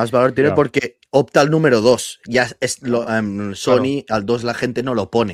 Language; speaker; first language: Spanish; native; Spanish